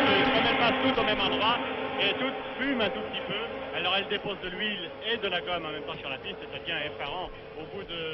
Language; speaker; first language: French; native; French